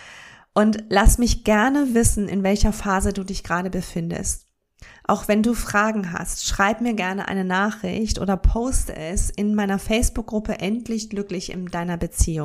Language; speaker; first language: German; native; German